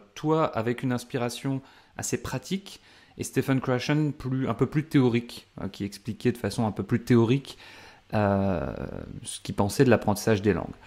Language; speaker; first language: French; native; French